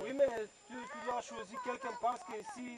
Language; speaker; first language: French; non-native, learner; Bulgarian